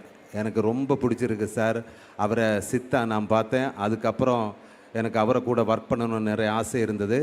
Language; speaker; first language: Tamil; non-native, learner; Malayalam